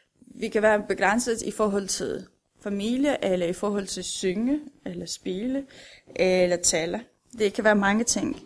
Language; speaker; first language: Danish; non-native, fluent; Romanian